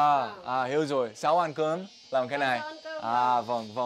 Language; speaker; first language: Vietnamese; non-native, learner; English